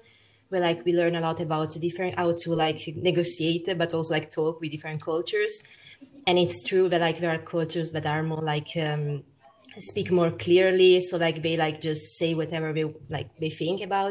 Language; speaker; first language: English; non-native, fluent; Italian